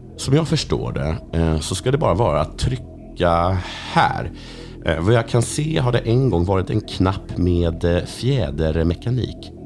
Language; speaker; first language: Swedish; native; Swedish